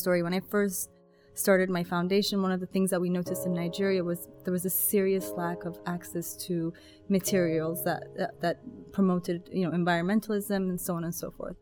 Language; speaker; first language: English; native; English